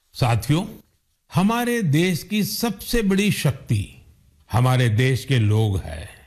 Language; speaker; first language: Hindi; non-native, local second language; Gujarati